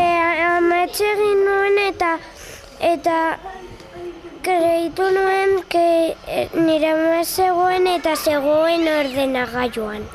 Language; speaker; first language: Basque; non-native, local second language; Spanish